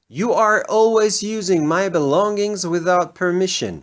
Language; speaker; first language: English; non-native, fluent; Turkish